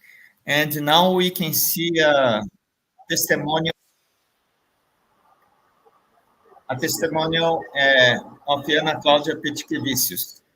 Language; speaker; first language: English; non-native, fluent; Portuguese